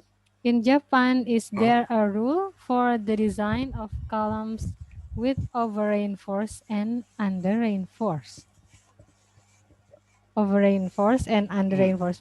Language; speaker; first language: English; non-native, fluent; Indonesian